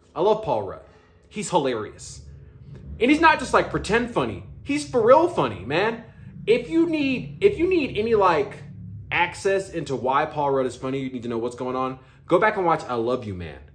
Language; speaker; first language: English; native; English